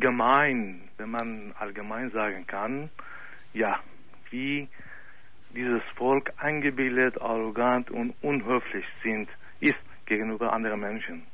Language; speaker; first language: German; non-native, fluent; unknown